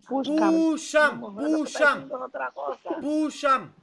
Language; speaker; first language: English; non-native, learner; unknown